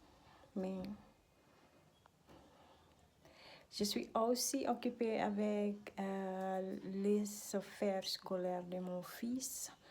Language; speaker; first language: French; non-native, learner; Dutch